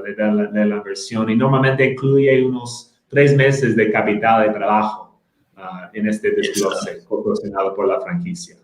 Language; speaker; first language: Spanish; non-native, fluent; English